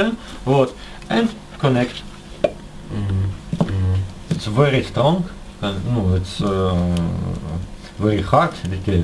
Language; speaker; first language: English; non-native, learner; Russian